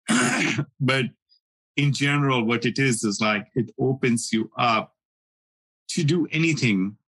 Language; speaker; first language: English; non-native, local second language; Hindi